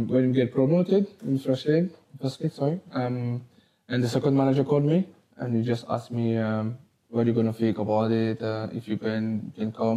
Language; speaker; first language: English; non-native, learner; French